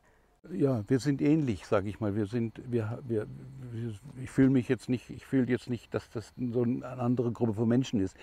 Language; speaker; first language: German; non-native, fluent; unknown